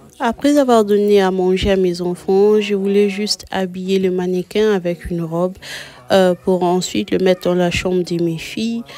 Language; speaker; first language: French; non-native, local second language; Lingala